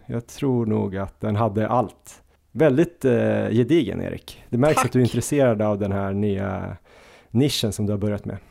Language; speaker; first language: Swedish; native; Swedish